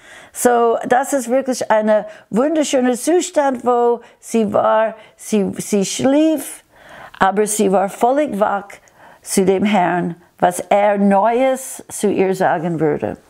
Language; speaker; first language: German; non-native, fluent; English